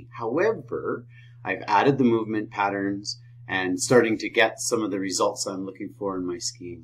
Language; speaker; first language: English; native; English